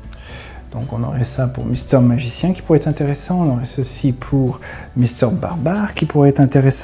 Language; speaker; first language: French; native; French